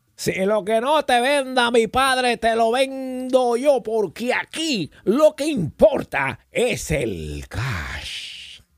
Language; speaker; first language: Spanish; native; Spanish